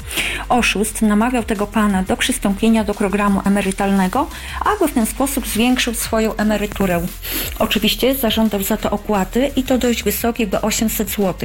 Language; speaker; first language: Polish; native; Polish